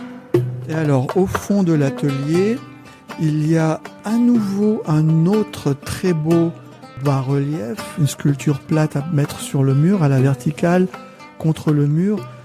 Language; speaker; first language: French; native; French